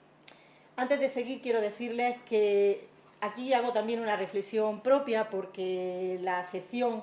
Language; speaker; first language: Spanish; native; Spanish